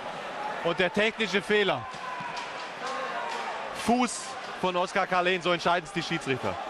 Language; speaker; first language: German; native; German